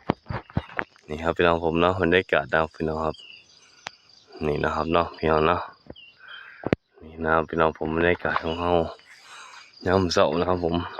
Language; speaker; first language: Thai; non-native, local second language; Northeastern Thai